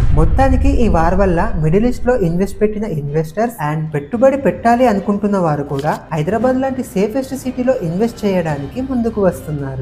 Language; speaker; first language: Telugu; native; Telugu